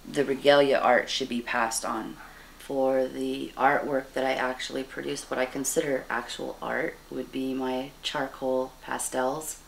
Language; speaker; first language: English; native; English